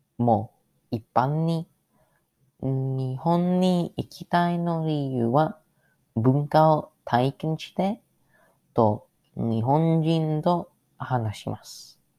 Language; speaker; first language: Japanese; non-native, learner; English